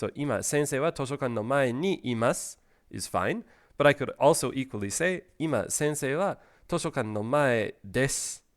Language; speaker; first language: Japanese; non-native, fluent; English